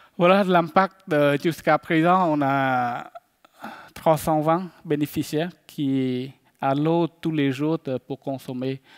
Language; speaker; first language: French; non-native, fluent; Khmer